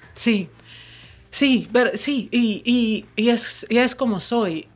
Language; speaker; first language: Spanish; non-native, fluent; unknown